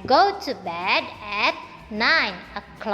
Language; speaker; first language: English; non-native, fluent; Indonesian